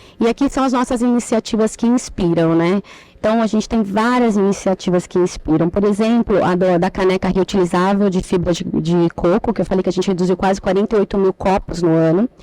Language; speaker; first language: Portuguese; native; Portuguese